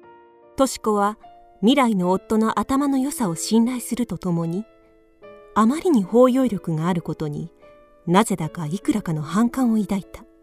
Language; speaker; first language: Japanese; native; Japanese